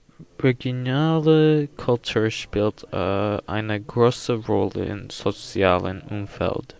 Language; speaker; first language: German; non-native, learner; English